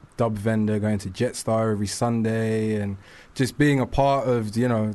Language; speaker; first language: English; native; English